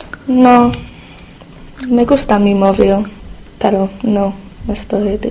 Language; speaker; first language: Spanish; non-native, learner; English